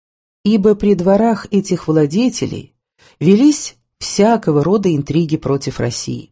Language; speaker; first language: Russian; native; Russian